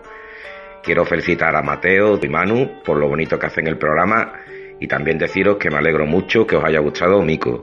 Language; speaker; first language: Spanish; native; Spanish